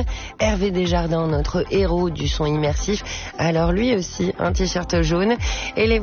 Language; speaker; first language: French; native; French